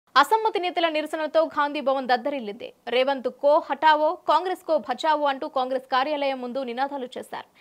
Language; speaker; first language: Telugu; native; Telugu